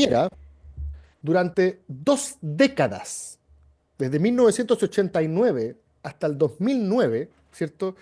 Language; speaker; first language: Spanish; native; Spanish